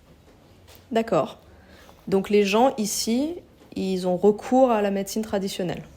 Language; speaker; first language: French; native; French